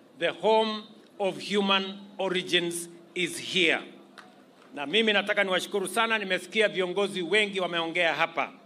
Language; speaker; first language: Swahili; non-native, local second language; Kalenjin